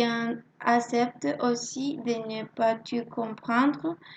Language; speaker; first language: French; non-native, learner; Spanish